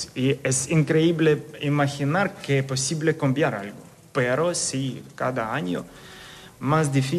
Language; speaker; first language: Spanish; non-native, fluent; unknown